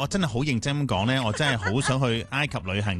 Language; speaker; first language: Cantonese; native; Cantonese